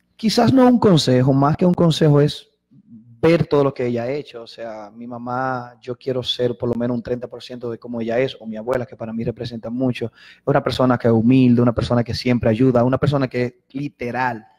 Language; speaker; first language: Spanish; native; Spanish